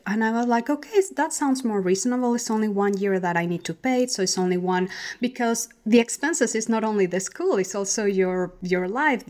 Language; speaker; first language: English; non-native, fluent; Spanish